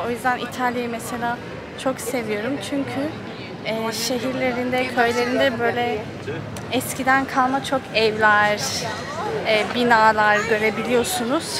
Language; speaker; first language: Turkish; early bilingual, heritage; Turkish